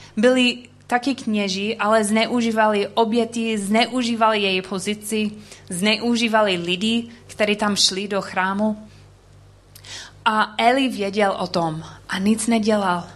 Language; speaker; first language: Czech; non-native, learner; English